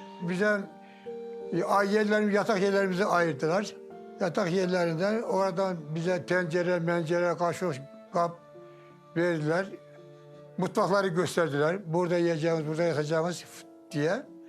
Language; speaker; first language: Turkish; native; Turkish